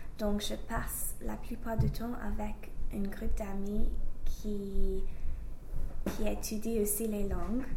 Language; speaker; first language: French; non-native, learner; English